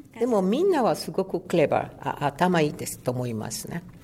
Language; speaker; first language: Japanese; non-native, learner; Spanish